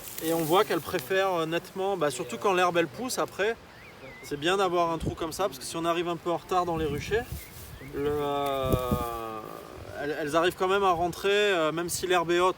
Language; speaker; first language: French; native; French